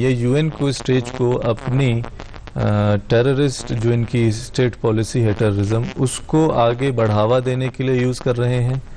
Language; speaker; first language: Urdu; non-native, local second language; Baluchi